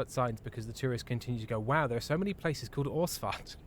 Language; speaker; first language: English; native; English